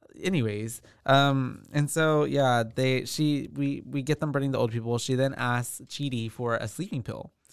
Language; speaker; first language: English; native; English